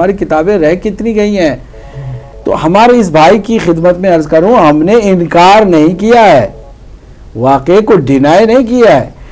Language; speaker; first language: Urdu; native; Urdu